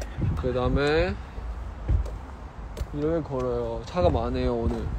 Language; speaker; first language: Korean; non-native, fluent; Chinese